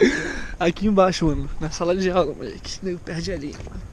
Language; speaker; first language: Portuguese; native; Portuguese